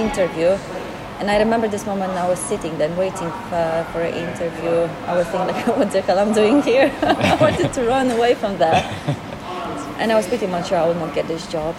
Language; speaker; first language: English; non-native, fluent; Polish